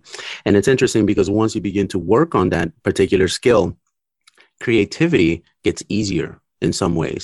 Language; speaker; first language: English; early bilingual, other home language; Spanish